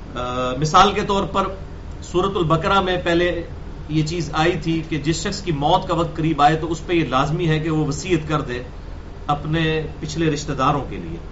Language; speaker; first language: Urdu; non-native, local second language; Punjabi